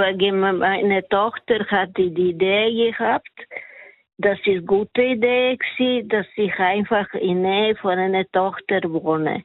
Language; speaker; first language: German; non-native, fluent; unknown